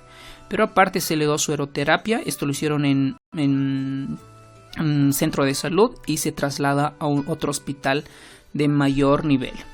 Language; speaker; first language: Spanish; native; Spanish